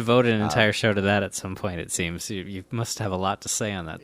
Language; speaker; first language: English; native; English